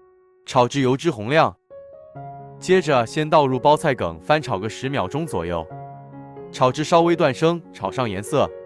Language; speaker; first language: Chinese; native; Chinese